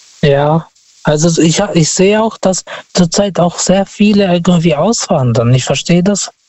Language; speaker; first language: German; non-native, learner; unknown